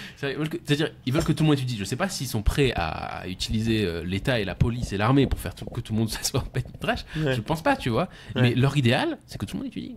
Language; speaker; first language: French; native; French